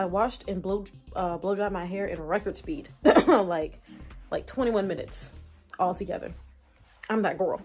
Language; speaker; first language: English; native; English